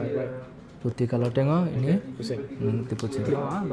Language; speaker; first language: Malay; non-native, learner; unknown